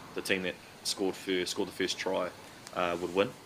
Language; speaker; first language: English; native; English